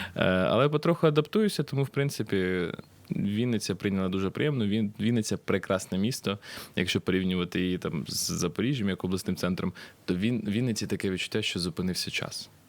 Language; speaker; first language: Ukrainian; non-native, local second language; Russian